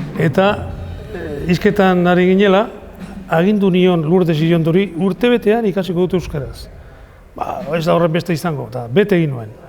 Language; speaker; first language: Basque; non-native, local second language; Spanish